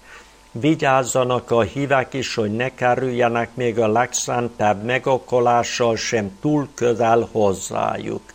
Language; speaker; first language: Hungarian; native; Hungarian